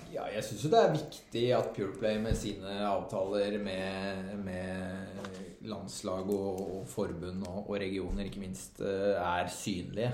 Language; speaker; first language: Norwegian; native; Norwegian